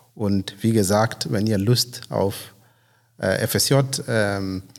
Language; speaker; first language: German; non-native, fluent; Swahili